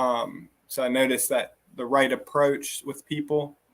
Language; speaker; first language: English; native; English